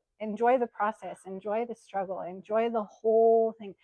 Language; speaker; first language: English; native; English